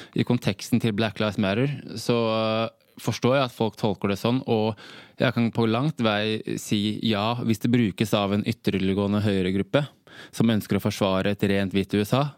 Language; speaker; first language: Norwegian; native; Norwegian